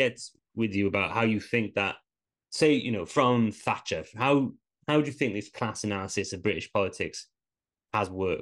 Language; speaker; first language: English; native; English